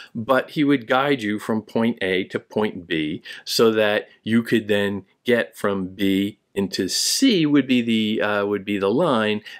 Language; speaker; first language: English; native; English